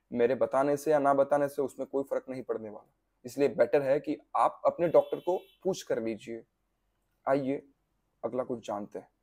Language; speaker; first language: Hindi; non-native, local second language; Gujarati